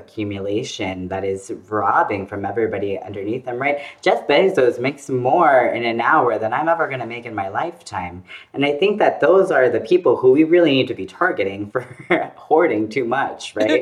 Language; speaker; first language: English; native; English